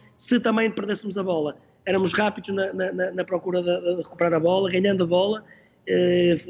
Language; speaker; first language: Portuguese; native; Portuguese